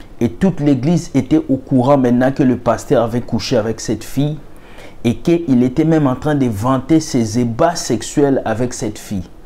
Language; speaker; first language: French; non-native, local second language; Lingala